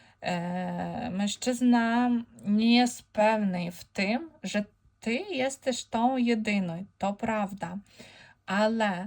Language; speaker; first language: Polish; non-native, fluent; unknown